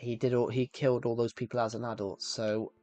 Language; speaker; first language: English; native; English